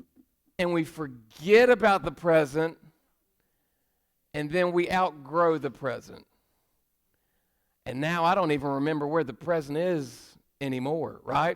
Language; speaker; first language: English; native; English